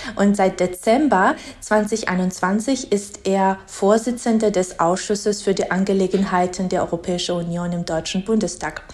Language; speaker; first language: German; non-native, fluent; Georgian